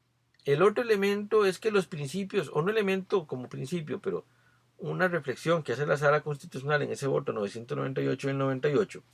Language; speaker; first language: Spanish; native; Spanish